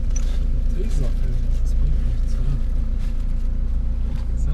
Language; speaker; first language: German; native; German